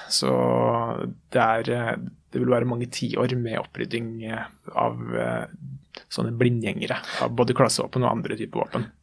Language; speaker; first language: Norwegian; native; Norwegian